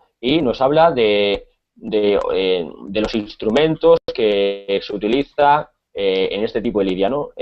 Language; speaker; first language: Spanish; native; Spanish